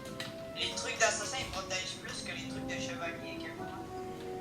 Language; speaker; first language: French; native; French